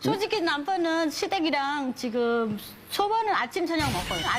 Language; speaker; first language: Korean; non-native, learner; Vietnamese